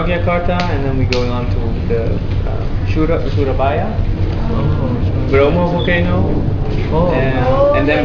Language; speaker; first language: English; non-native, fluent; Dutch